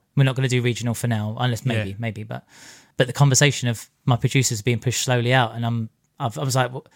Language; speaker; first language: English; native; English